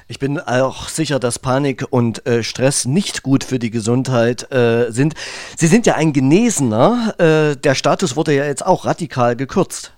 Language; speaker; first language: German; native; German